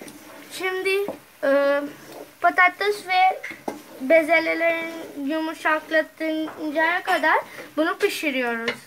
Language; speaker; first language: Turkish; non-native, learner; Urdu